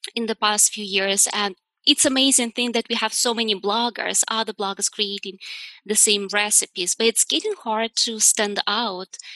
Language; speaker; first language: English; non-native, fluent; Russian